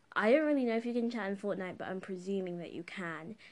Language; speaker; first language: English; native; English